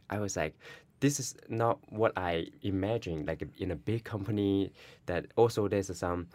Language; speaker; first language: English; non-native, learner; Chinese